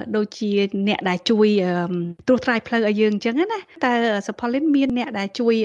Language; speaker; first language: Khmer; native; Khmer